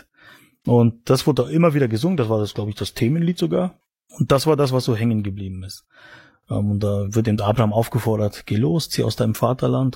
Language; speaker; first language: German; native; German